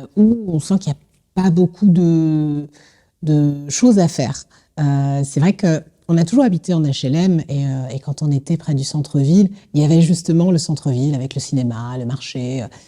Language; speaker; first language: French; native; French